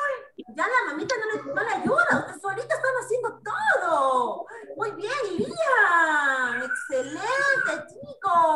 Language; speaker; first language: Spanish; native; Spanish